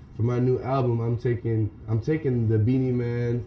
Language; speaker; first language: English; native; English